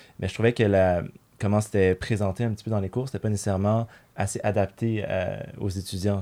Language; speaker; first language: French; native; French